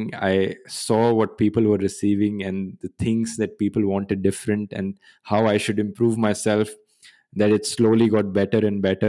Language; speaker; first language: English; non-native, local second language; Hindi